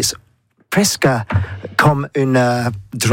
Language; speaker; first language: French; non-native, learner; English